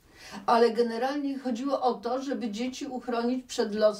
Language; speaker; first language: Polish; native; Polish